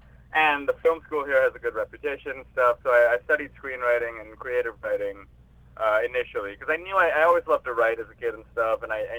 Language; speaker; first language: English; non-native, local second language; Hindi